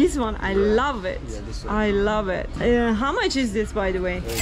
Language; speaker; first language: English; non-native, learner; Turkish